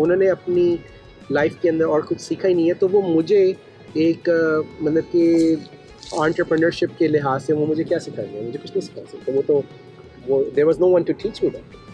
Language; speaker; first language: Urdu; native; Urdu